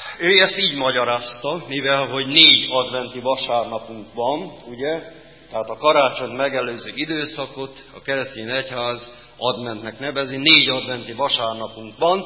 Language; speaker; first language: Hungarian; native; Hungarian